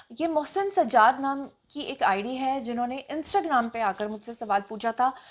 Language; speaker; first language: Urdu; non-native, local second language; Punjabi